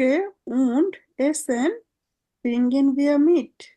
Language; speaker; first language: German; non-native, fluent; Bangla